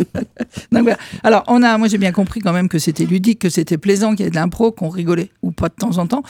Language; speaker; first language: French; native; French